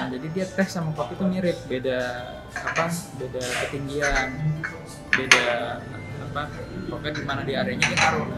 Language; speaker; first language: Indonesian; native; Indonesian